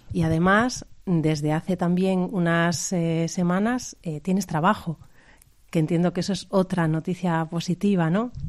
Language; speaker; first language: Spanish; native; Spanish